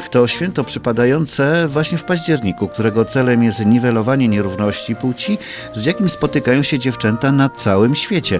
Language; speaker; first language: Polish; native; Polish